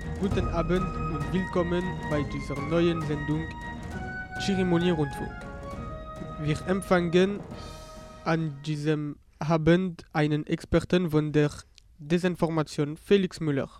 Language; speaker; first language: German; non-native, learner; French